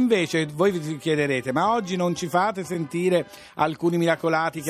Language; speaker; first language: Italian; native; Italian